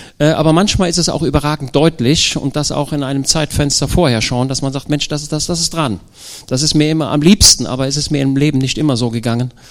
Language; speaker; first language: German; native; German